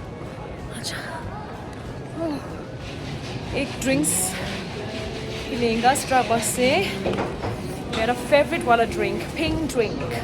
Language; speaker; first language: Hindi; non-native, local second language; Tibetan